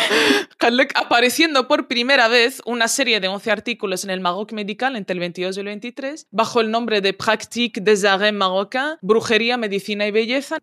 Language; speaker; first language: Spanish; early bilingual, other home language; Arabic